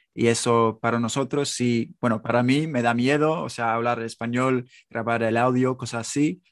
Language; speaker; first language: Spanish; non-native, fluent; English